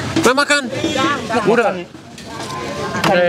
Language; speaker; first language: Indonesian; non-native, learner; English